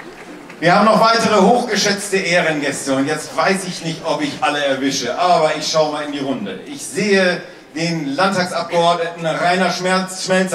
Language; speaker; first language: German; native; German